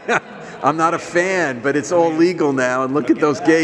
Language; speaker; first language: English; native; English